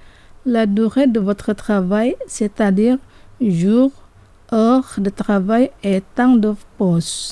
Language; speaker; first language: French; non-native, fluent; Indonesian